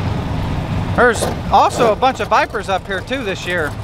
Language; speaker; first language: English; native; English